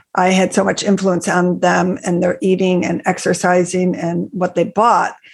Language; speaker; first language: English; native; English